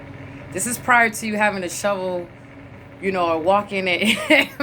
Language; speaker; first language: English; native; English